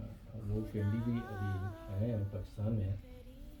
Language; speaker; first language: Hindi; non-native, fluent; Pashto